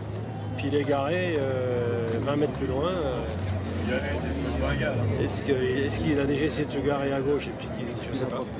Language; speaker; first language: French; native; French